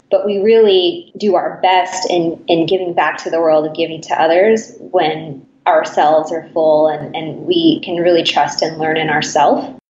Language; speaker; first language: English; native; English